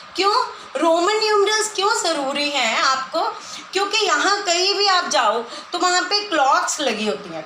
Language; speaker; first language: Hindi; non-native, local second language; Punjabi